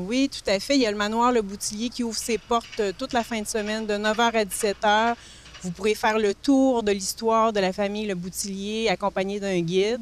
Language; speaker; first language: French; native; French